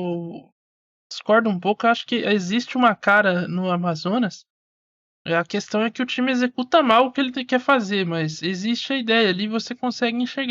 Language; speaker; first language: Portuguese; native; Portuguese